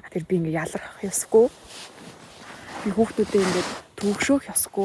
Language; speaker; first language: Mongolian; native; Mongolian